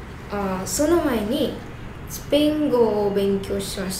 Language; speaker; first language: Japanese; non-native, learner; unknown